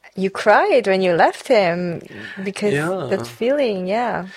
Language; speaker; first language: English; non-native, fluent; Chinese